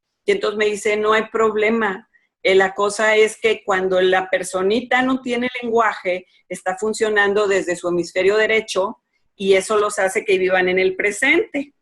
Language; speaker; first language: Spanish; native; Spanish